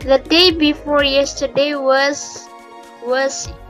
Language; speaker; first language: English; non-native, learner; Indonesian